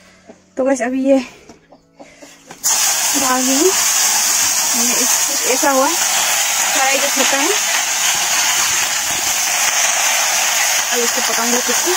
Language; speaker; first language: Hindi; non-native, local second language; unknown